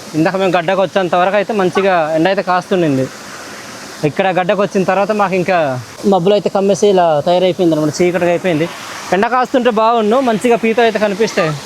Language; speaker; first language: Telugu; non-native, local second language; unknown